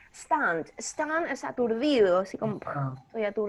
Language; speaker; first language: Spanish; native; Spanish